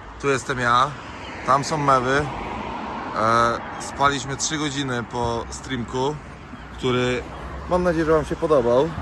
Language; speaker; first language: Polish; native; Polish